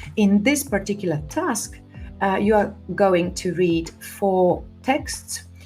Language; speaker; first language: English; non-native, fluent; Polish